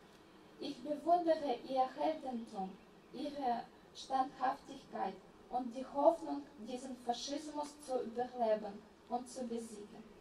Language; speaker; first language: German; non-native, fluent; Russian